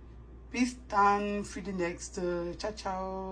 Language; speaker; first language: German; non-native, fluent; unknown